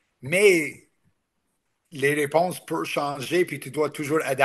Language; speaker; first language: French; non-native, local second language; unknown